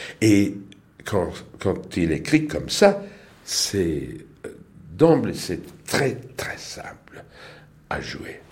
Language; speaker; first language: French; non-native, learner; English